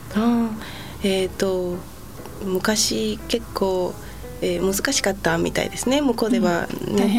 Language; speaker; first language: Japanese; non-native, fluent; Spanish